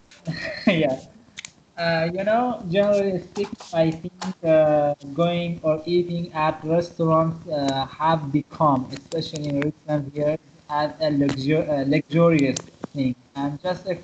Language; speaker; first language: English; non-native, fluent; Persian